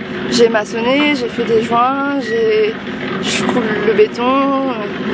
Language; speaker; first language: French; native; French